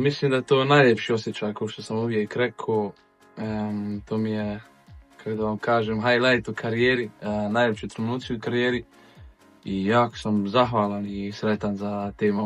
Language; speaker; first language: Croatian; early bilingual, heritage; Bosnian